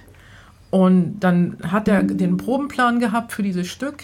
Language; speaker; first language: German; native; German